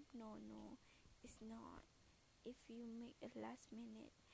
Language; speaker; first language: English; non-native, learner; Malay